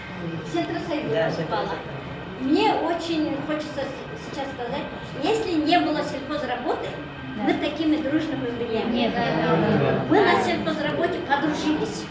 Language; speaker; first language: Russian; non-native, local second language; Uzbek